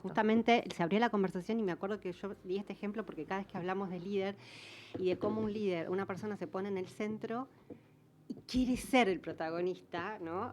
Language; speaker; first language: Spanish; native; Spanish